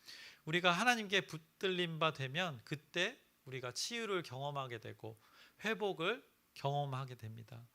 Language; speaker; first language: Korean; native; Korean